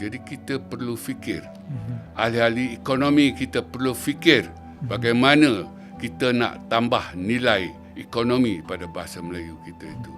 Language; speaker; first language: Malay; native; Malay